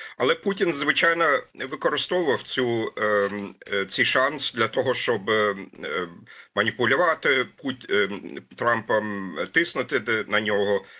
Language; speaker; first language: Ukrainian; non-native, fluent; German